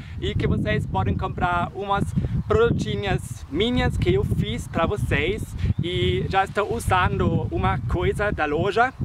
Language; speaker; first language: Portuguese; non-native, fluent; German